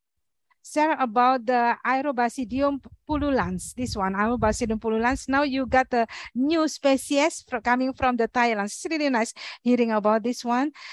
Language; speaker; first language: English; non-native, learner; Indonesian